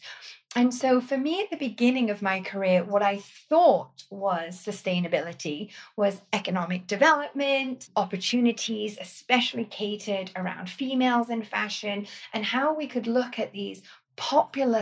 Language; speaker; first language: English; native; English